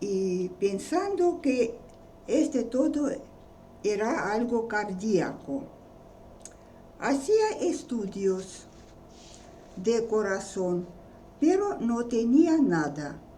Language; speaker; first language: Spanish; non-native, learner; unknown